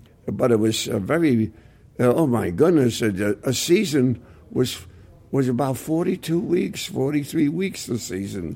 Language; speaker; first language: English; native; English